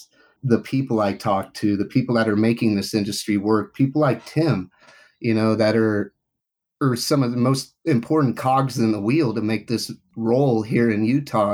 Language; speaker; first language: English; native; English